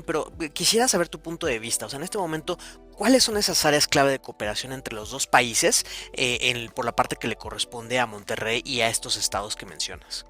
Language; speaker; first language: Spanish; native; Spanish